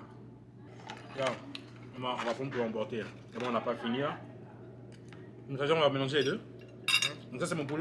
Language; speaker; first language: French; native; French